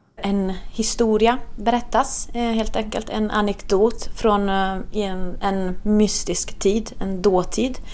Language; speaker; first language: Swedish; non-native, fluent; Italian